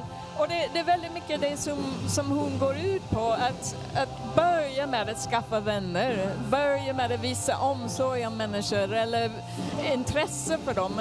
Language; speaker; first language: Swedish; non-native, fluent; English